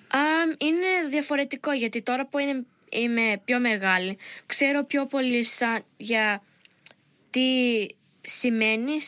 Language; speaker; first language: Greek; early bilingual, heritage; Greek